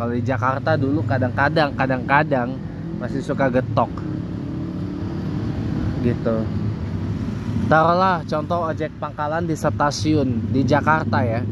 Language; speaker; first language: Indonesian; native; Indonesian